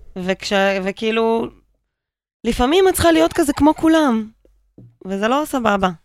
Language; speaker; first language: Hebrew; native; Hebrew